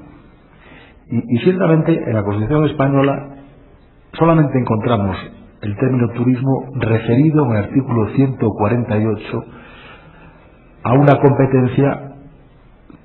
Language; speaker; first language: Spanish; native; Spanish